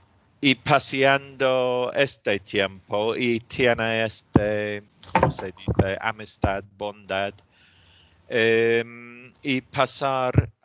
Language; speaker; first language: Spanish; non-native, learner; English